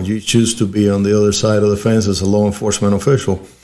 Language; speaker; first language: English; early bilingual, other home language; Spanish